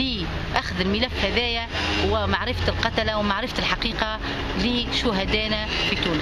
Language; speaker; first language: Arabic; native; Arabic